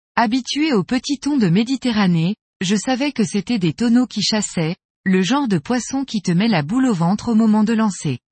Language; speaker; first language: French; native; French